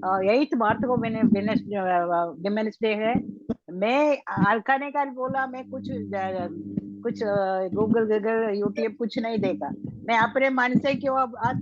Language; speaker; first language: Hindi; non-native, local second language; Tamil